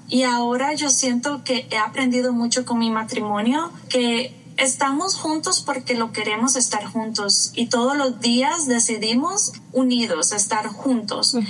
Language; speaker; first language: Spanish; native; Spanish